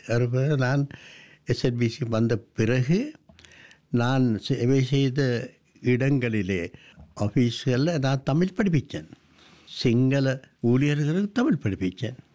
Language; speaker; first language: Tamil; non-native, local second language; Sinhala